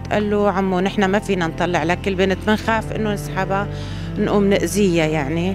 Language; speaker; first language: Arabic; native; Arabic